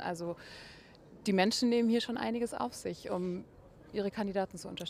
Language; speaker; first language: German; native; German